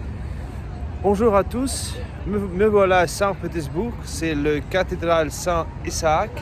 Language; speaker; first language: French; non-native, fluent; Russian